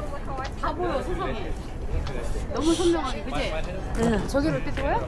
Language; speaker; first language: Korean; native; Korean